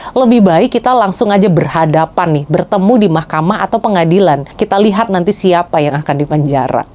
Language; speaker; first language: Indonesian; native; Indonesian